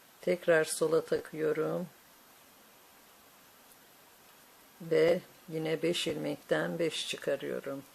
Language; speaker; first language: Turkish; native; Turkish